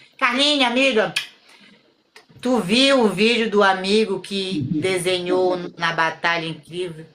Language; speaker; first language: Portuguese; native; Portuguese